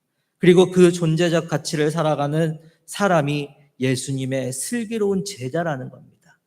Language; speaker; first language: Korean; native; Korean